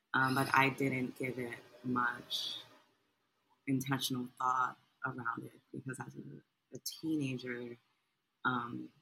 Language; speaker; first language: English; native; English